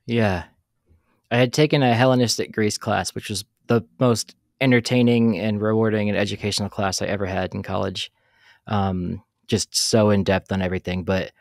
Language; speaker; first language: English; native; English